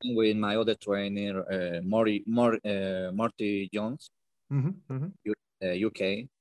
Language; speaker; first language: English; non-native, learner; Spanish